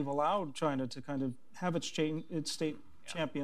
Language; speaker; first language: English; native; English